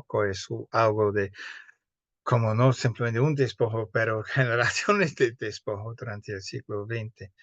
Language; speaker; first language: Spanish; non-native, fluent; English